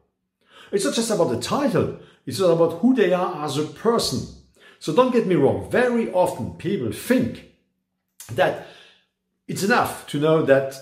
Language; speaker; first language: English; non-native, fluent; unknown